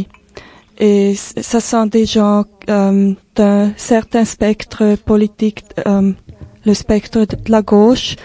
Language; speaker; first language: French; non-native, local second language; German